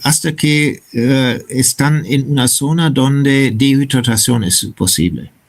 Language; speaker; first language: Spanish; non-native, fluent; German